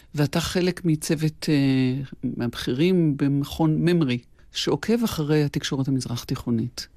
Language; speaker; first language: Hebrew; native; Hebrew